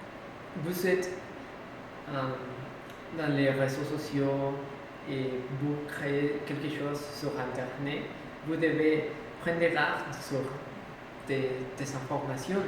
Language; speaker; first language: French; non-native, learner; Spanish